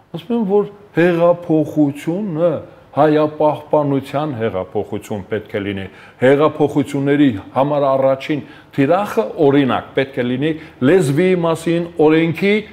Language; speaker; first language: Armenian; native; Armenian